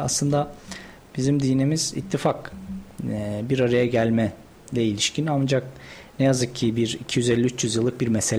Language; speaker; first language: Turkish; native; Turkish